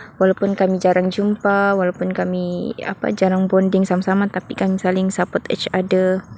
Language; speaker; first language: Malay; native; Malay